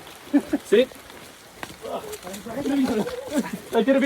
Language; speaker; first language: Indonesian; non-native, learner; English